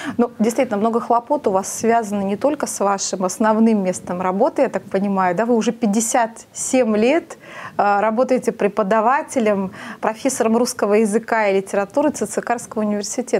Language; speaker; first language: Russian; native; Russian